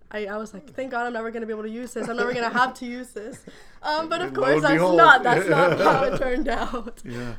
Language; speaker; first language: English; early bilingual, other home language; Spanish